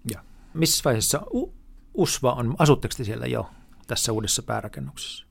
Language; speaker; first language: Finnish; native; Finnish